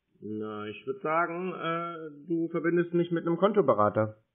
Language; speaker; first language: German; native; German